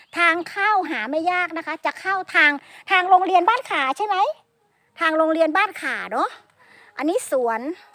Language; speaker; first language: Thai; native; Thai